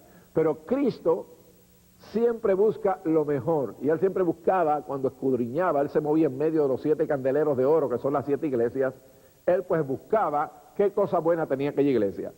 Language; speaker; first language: Spanish; native; Spanish